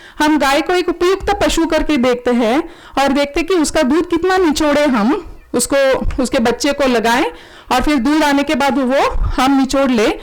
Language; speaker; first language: Hindi; non-native, local second language; Marathi